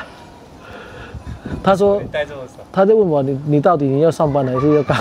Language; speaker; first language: Chinese; non-native, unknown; Thai